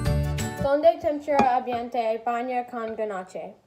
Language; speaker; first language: Spanish; non-native, learner; English